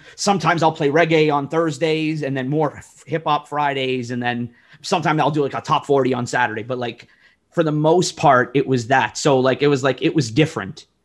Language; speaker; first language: English; native; English